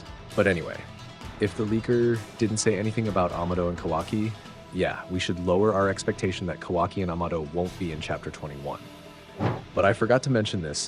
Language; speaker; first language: English; non-native, fluent; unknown